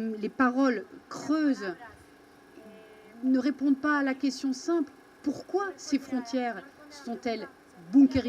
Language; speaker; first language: French; native; French